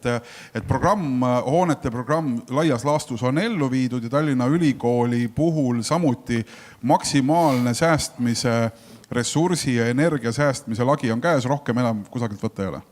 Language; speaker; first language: Estonian; native; Estonian